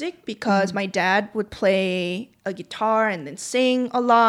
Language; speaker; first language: English; non-native, fluent; Korean